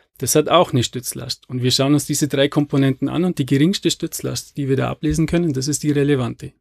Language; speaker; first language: German; native; German